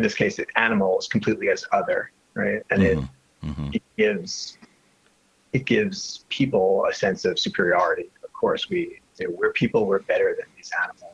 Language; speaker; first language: English; native; English